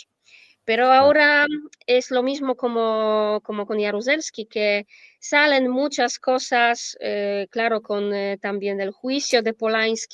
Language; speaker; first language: Spanish; non-native, fluent; Polish